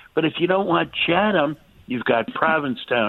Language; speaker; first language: English; native; English